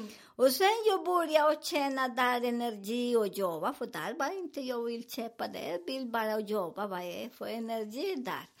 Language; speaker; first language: Swedish; non-native, learner; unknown